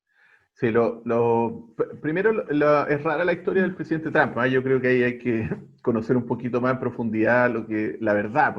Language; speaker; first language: Spanish; native; Spanish